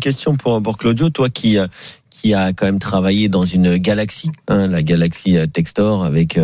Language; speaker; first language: French; native; French